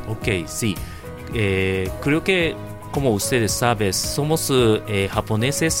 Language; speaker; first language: Spanish; non-native, learner; Japanese